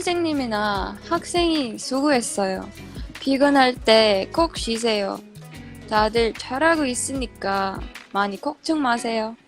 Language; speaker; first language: Korean; non-native, learner; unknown